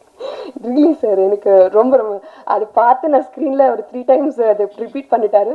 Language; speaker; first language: Tamil; non-native, learner; Telugu